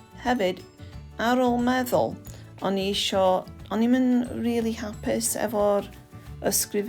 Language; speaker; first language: Welsh; non-native, local second language; English